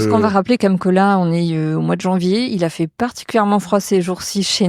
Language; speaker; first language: French; native; French